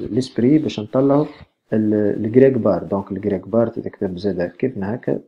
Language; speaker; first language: Arabic; native; Arabic